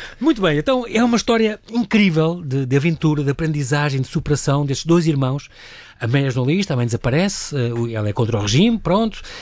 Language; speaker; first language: Portuguese; native; Portuguese